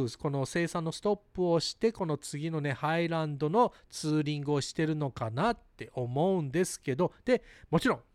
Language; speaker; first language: Japanese; early bilingual, heritage; Japanese